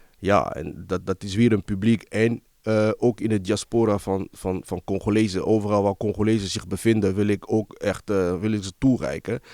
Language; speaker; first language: Dutch; early bilingual, other home language; Lingala